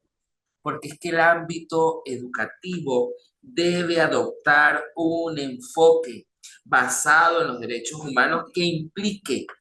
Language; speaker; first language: Spanish; native; Spanish